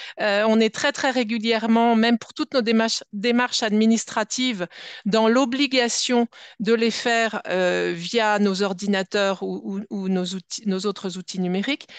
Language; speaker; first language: French; native; French